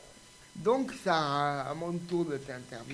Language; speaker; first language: French; native; French